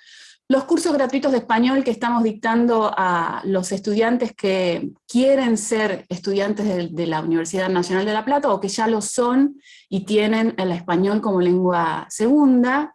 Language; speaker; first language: Spanish; native; Spanish